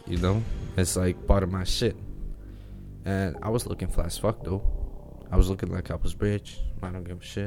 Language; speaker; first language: English; non-native, fluent; Dutch